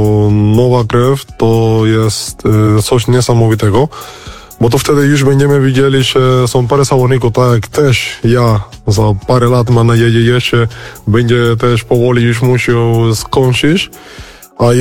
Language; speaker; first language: Polish; non-native, fluent; Spanish